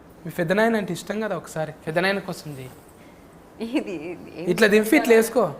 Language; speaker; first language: Telugu; native; Telugu